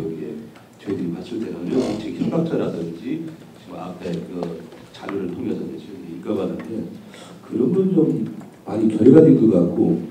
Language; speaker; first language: Korean; native; Korean